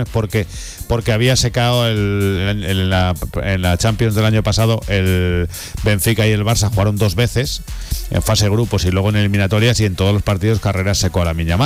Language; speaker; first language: Spanish; native; Spanish